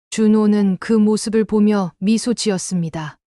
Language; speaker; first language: Korean; native; Korean